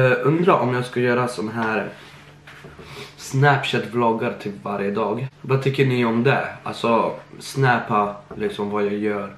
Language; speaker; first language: Swedish; early bilingual, other home language; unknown